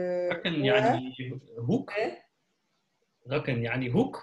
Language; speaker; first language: Arabic; non-native, learner; Dutch